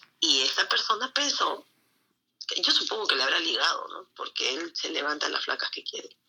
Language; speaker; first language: Spanish; native; Spanish